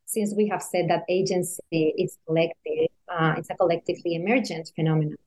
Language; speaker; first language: English; non-native, fluent; Spanish